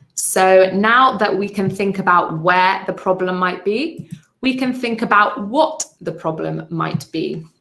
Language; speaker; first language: English; native; English